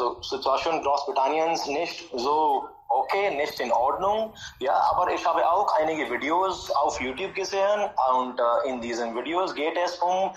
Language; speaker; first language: German; non-native, learner; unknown